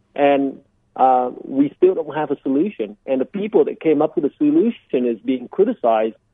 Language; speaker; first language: English; early bilingual, other home language; Vietnamese